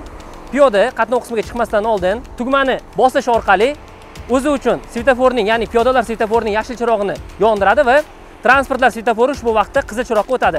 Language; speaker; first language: Uzbek; native; Uzbek